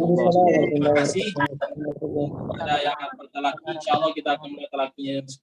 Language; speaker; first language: Indonesian; native; Indonesian